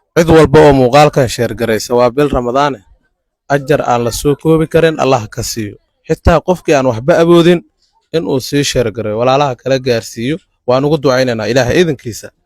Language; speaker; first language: Somali; native; Somali